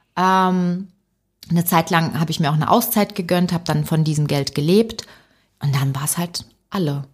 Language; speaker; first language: German; early bilingual, other home language; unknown